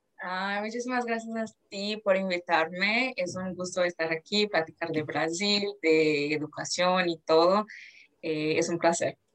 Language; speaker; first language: Spanish; non-native, fluent; Portuguese